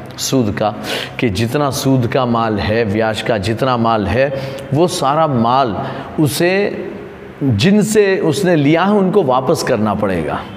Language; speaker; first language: Urdu; non-native, local second language; Gujarati